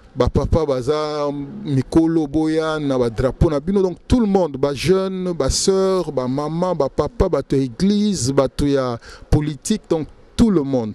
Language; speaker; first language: French; non-native, local second language; Lingala